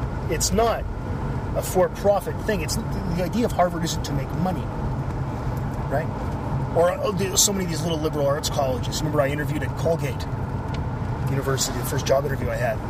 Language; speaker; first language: English; native; English